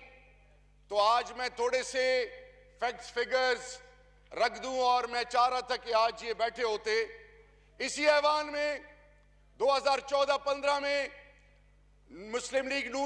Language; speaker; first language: Urdu; non-native, local second language; Pashto